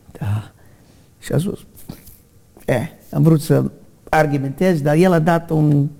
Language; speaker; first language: Romanian; non-native, learner; English